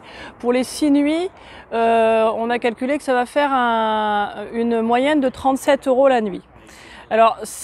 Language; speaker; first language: French; native; French